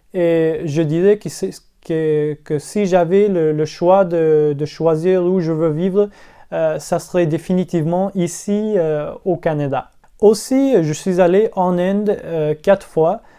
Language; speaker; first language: French; non-native, local second language; English